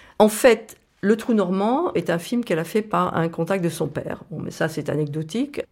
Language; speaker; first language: French; native; French